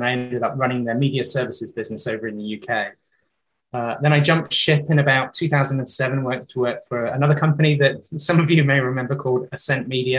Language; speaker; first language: English; native; English